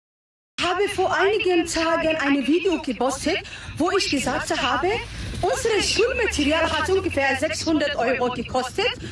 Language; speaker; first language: German; non-native, fluent; Somali